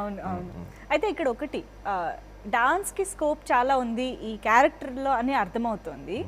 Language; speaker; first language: Telugu; native; Telugu